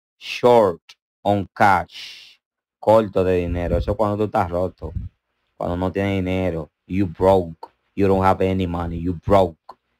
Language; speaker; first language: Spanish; native; Spanish